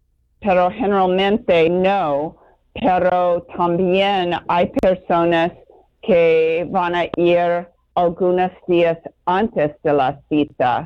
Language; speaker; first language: Spanish; non-native, fluent; English